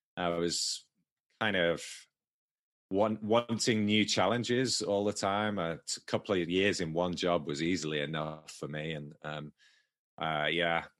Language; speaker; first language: English; native; English